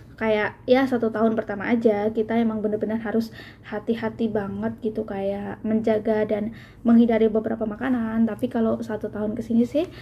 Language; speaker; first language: Indonesian; native; Indonesian